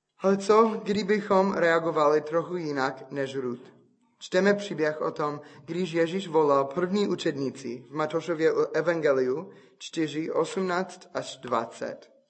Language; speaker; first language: Czech; non-native, fluent; English